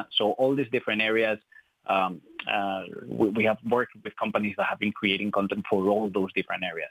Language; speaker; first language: English; non-native, fluent; Spanish